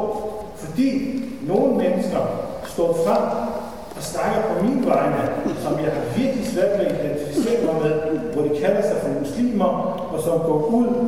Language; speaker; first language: Danish; non-native, fluent; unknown